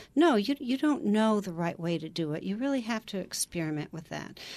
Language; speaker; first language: English; native; English